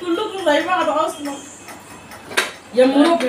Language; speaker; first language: Arabic; native; Arabic